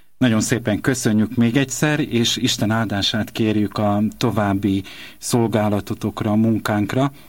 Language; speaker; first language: Hungarian; native; Hungarian